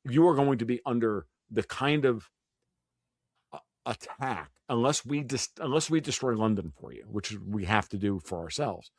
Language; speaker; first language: English; native; English